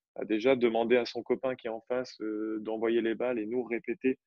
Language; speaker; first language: French; native; French